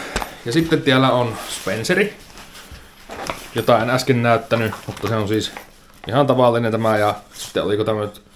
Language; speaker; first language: Finnish; native; Finnish